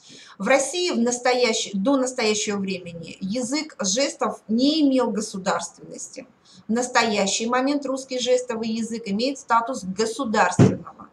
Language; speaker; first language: Russian; native; Russian